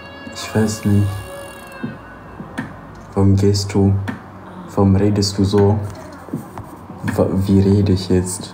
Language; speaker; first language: German; non-native, fluent; Polish